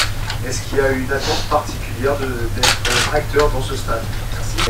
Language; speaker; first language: French; native; French